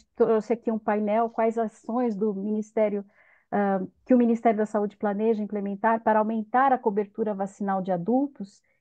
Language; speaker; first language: Portuguese; native; Portuguese